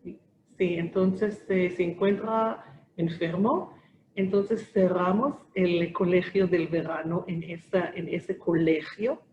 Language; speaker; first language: Spanish; non-native, fluent; Hebrew